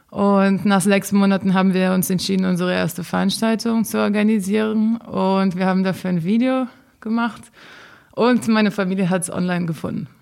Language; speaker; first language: German; non-native, fluent; Portuguese